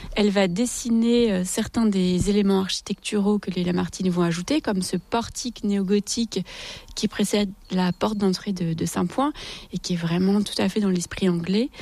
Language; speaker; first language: French; native; French